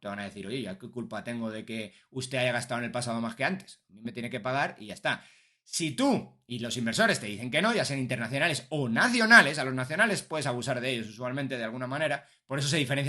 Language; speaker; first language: Spanish; native; Spanish